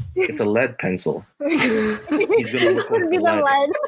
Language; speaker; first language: English; early bilingual, other home language; Filipino